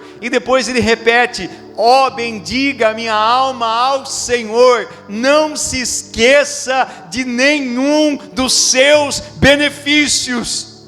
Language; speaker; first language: Portuguese; native; Portuguese